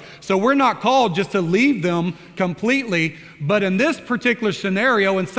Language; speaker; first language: English; native; English